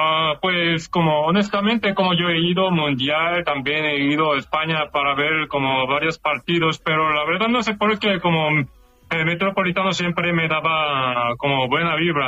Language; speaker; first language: Spanish; non-native, fluent; Korean